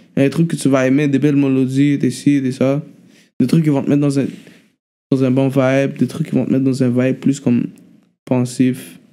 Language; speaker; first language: French; non-native, fluent; Arabic